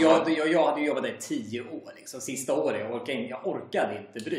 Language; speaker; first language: Swedish; native; Swedish